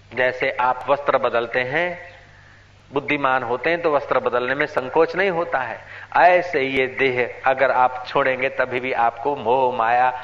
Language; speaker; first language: Hindi; non-native, local second language; Sindhi